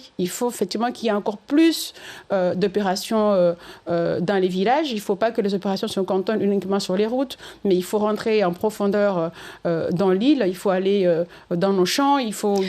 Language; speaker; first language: French; non-native, local second language; Comorian